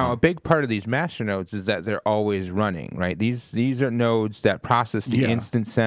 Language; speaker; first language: English; native; English